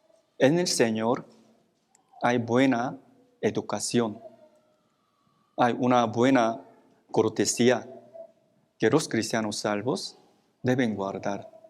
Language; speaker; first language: Spanish; non-native, fluent; Korean